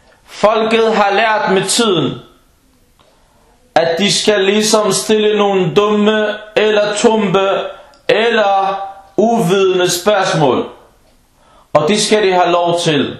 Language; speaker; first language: Danish; early bilingual, other home language; Arabic